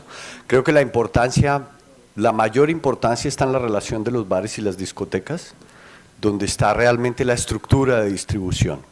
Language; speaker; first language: Spanish; native; Spanish